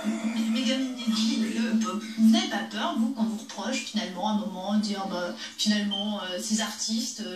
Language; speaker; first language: French; native; French